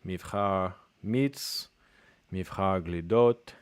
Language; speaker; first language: Hebrew; non-native, learner; English